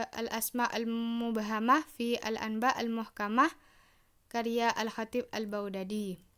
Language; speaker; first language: Arabic; non-native, learner; Indonesian